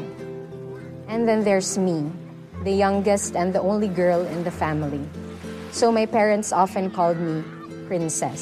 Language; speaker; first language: English; non-native, local second language; Waray